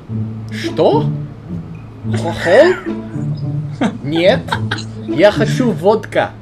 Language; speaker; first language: Russian; non-native, learner; English